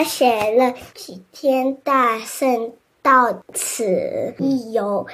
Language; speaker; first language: Chinese; early bilingual, heritage; English